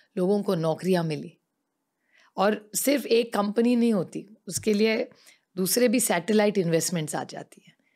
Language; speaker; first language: Hindi; non-native, local second language; Marathi